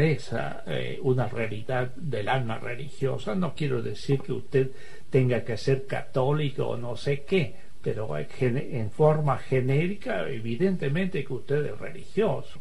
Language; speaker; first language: Spanish; native; Spanish